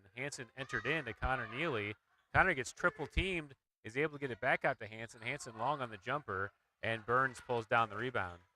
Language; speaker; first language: English; native; English